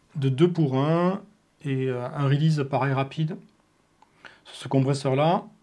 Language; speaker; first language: French; native; French